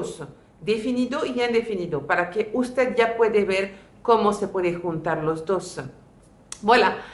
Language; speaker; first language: Spanish; non-native, fluent; French